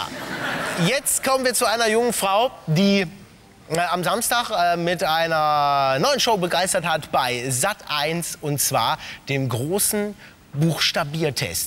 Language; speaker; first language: German; native; German